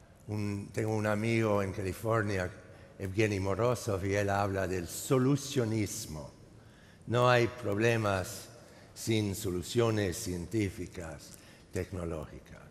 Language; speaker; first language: Spanish; non-native, fluent; English